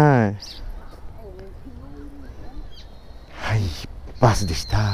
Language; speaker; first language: Japanese; native; Japanese